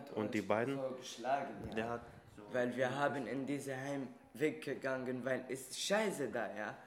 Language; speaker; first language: German; non-native, fluent; Arabic